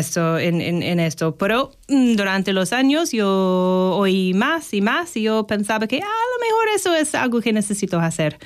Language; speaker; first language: Spanish; non-native, fluent; English